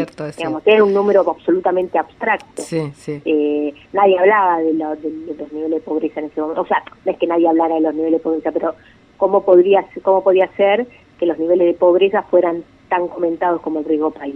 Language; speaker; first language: Spanish; native; Spanish